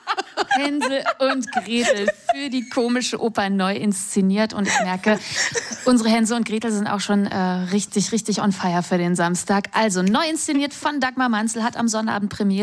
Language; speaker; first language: German; native; German